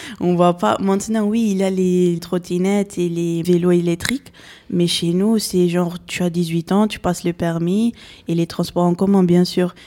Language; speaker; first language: French; non-native, fluent; Portuguese